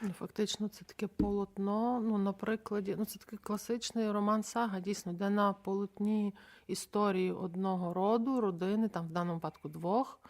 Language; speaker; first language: Ukrainian; native; Ukrainian